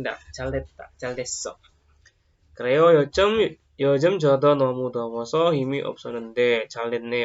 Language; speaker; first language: Korean; non-native, fluent; Indonesian